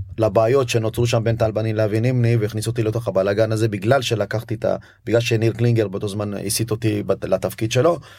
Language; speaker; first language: Hebrew; early bilingual, other home language; Amharic